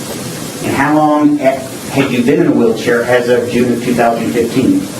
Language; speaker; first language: English; native; English